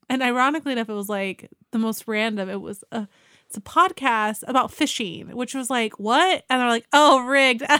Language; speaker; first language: English; native; English